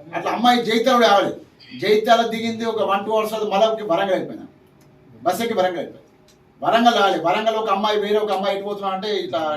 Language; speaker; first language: Telugu; native; Telugu